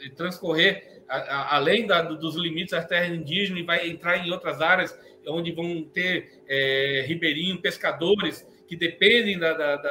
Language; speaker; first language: Portuguese; native; Portuguese